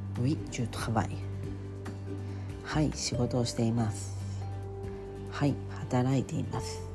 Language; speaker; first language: Japanese; non-native, learner; French